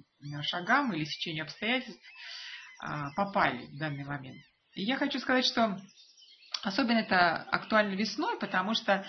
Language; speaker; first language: Russian; native; Russian